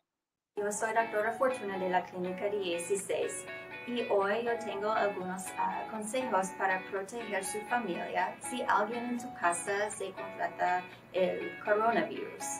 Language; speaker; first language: Spanish; non-native, learner; English